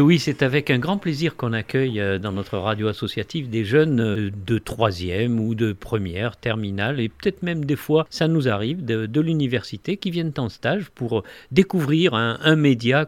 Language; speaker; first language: French; native; French